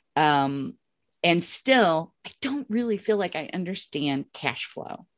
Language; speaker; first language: English; native; English